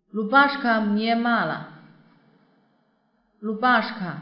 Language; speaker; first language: Russian; non-native, fluent; Chinese